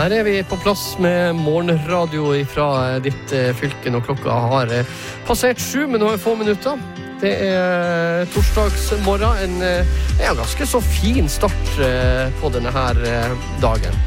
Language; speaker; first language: Norwegian; native; Norwegian